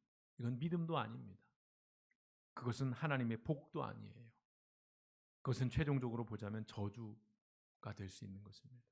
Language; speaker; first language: Korean; native; Korean